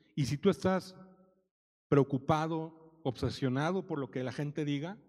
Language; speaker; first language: Spanish; native; Spanish